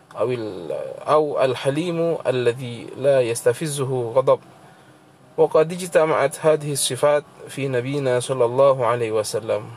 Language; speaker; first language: Arabic; non-native, fluent; Indonesian